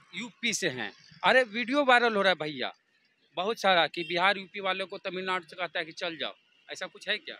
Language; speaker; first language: Hindi; native; Hindi